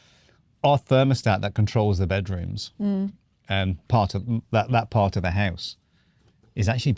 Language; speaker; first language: English; native; English